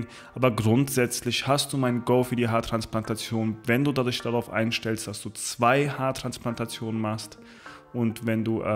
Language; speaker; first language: German; native; German